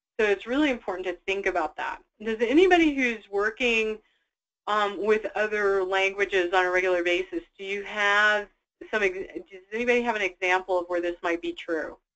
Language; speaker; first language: English; native; English